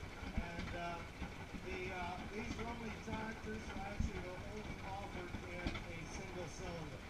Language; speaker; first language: English; native; English